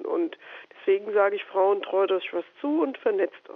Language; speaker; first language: German; native; German